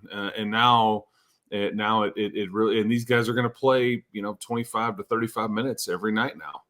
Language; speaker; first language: English; native; English